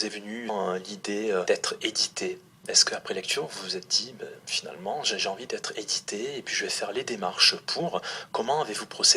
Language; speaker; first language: French; native; French